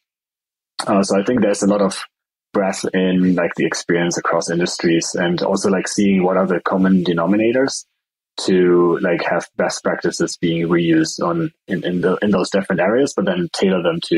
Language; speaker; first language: English; non-native, fluent; German